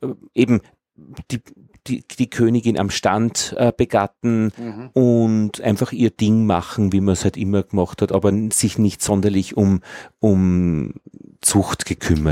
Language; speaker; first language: German; native; German